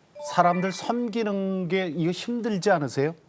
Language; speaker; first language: Korean; native; Korean